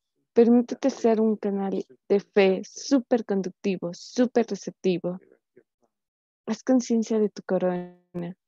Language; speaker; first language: Spanish; native; Spanish